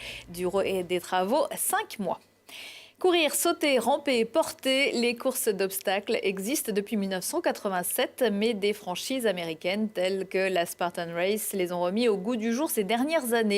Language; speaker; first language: French; native; French